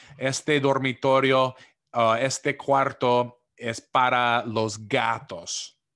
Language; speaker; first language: Spanish; non-native, fluent; English